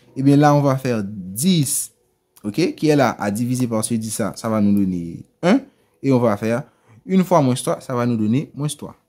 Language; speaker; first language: French; non-native, local second language; Haitian Creole